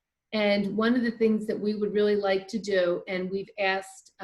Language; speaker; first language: English; native; English